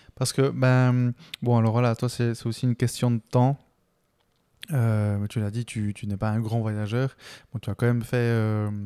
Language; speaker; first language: French; early bilingual, other home language; Spanish